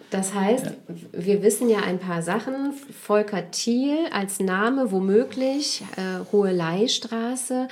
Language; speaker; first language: German; native; German